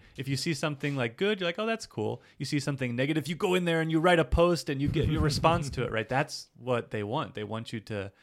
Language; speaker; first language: English; native; English